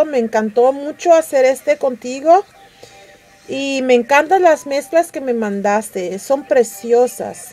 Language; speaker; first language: Spanish; early bilingual, heritage; Spanish